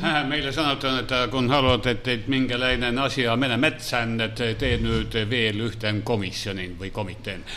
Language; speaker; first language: Finnish; non-native, learner; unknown